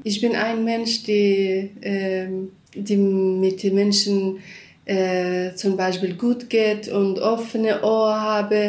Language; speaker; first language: German; non-native, learner; Central Kurdish